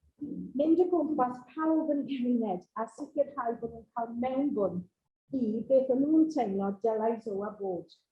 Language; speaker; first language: Welsh; non-native, local second language; English